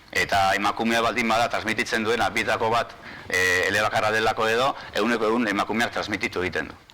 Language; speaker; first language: Basque; native; Basque